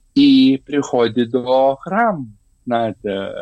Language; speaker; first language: Ukrainian; non-native, learner; Lithuanian